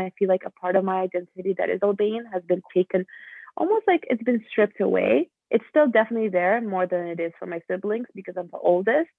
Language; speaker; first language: English; early bilingual, other home language; Albanian